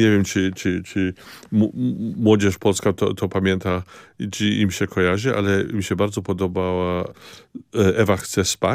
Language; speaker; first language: Polish; early bilingual, heritage; Polish